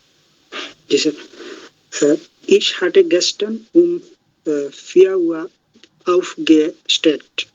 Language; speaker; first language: German; non-native, learner; Bangla